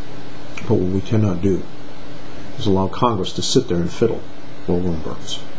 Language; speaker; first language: English; native; English